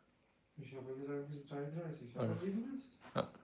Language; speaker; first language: German; non-native, learner; Polish